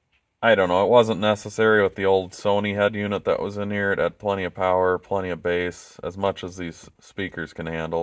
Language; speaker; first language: English; native; English